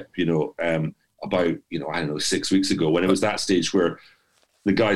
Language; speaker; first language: English; native; English